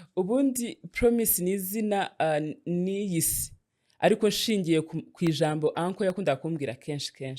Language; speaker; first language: Kinyarwanda; early bilingual, heritage; Kinyarwanda